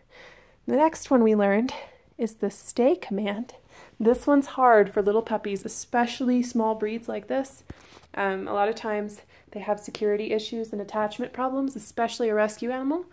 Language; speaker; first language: English; native; English